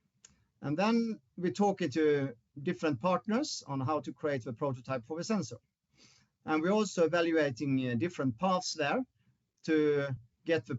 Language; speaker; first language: English; non-native, fluent; Swedish